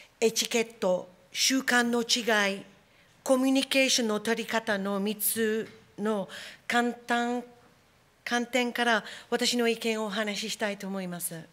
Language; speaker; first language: Japanese; non-native, fluent; English